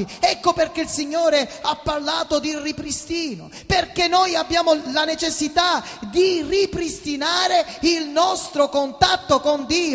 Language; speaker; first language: Italian; native; Italian